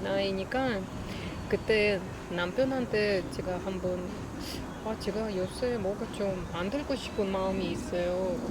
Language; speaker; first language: Korean; non-native, learner; Russian